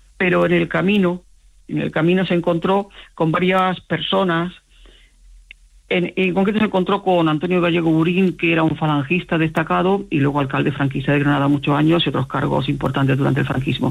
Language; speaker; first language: Spanish; native; Spanish